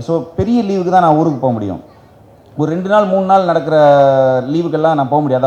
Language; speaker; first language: Tamil; native; Tamil